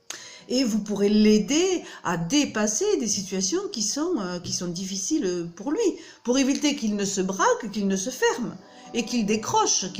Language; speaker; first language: French; native; French